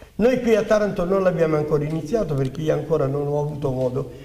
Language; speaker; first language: Italian; native; Italian